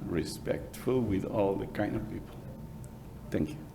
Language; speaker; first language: English; non-native, fluent; Spanish